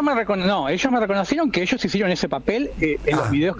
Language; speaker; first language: Spanish; native; Spanish